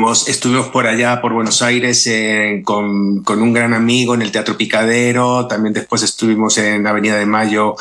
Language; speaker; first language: Spanish; native; Spanish